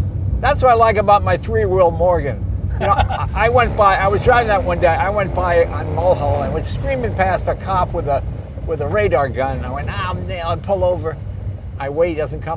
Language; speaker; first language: English; native; English